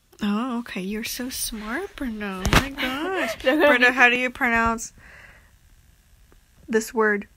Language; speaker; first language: English; early bilingual, other home language; Spanish